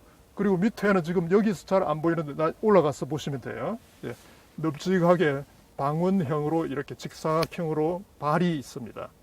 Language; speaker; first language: Korean; native; Korean